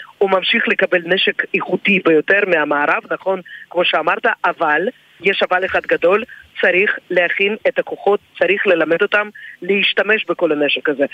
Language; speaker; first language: Hebrew; non-native, fluent; Russian